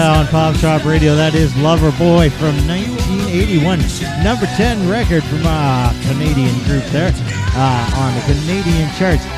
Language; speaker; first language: English; native; English